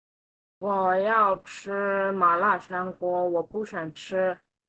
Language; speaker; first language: Chinese; non-native, learner; Burmese